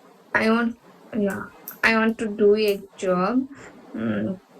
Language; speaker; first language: English; non-native, learner; Bangla